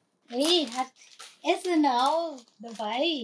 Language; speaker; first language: German; non-native, learner; Thai